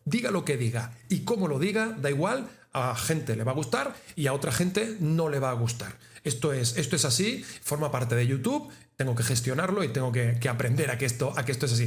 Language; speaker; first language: Spanish; native; Spanish